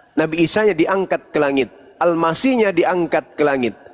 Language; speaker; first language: Indonesian; native; Indonesian